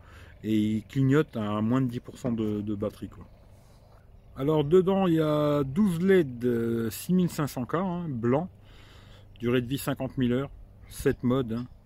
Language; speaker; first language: French; native; French